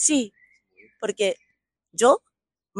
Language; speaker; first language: Spanish; non-native, learner; Japanese